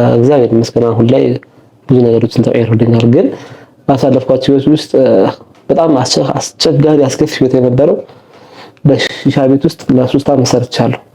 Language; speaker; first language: Amharic; native; Amharic